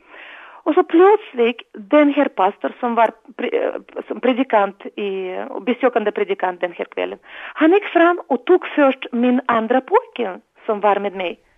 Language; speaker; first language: Swedish; non-native, learner; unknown